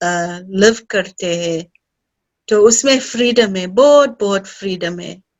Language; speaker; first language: Hindi; early bilingual, heritage; Hindi